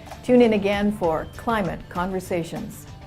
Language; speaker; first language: English; native; English